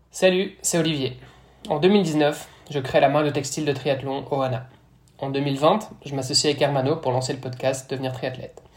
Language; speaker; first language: French; native; French